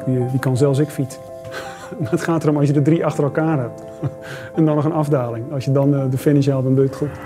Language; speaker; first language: Dutch; native; Dutch